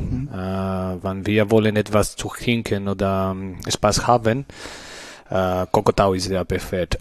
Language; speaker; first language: German; non-native, learner; Spanish